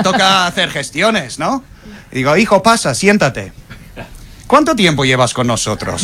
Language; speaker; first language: Spanish; non-native, fluent; English